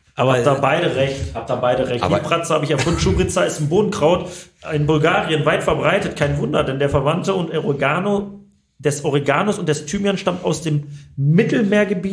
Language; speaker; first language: German; native; German